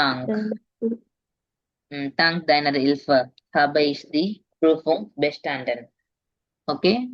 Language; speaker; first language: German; non-native, learner; Tamil